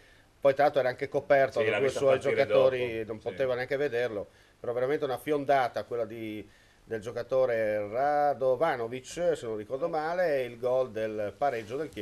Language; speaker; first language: Italian; native; Italian